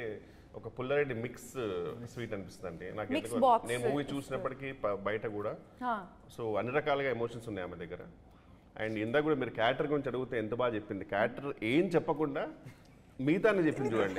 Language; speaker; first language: Telugu; native; Telugu